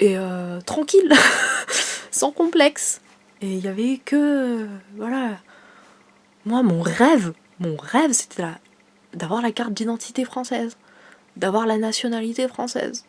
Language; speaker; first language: French; native; French